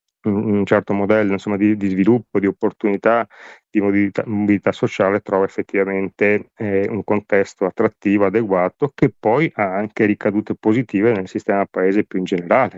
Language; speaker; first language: Italian; native; Italian